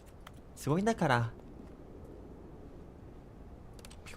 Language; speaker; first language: Japanese; non-native, fluent; Korean